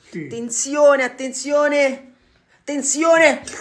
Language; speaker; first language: Italian; native; Italian